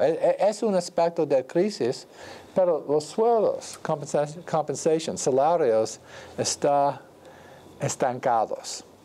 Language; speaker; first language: Spanish; non-native, fluent; English